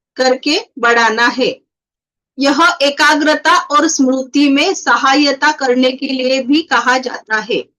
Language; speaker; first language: Hindi; non-native, local second language; Marathi